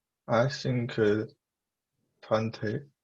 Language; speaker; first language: English; non-native, learner; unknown